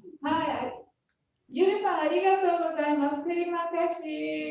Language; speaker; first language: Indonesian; non-native, fluent; Japanese